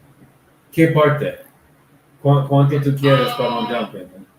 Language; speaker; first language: Spanish; non-native, learner; English